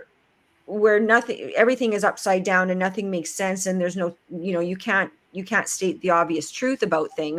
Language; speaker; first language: English; native; English